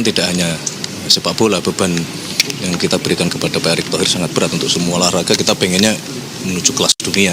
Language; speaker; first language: Indonesian; native; Indonesian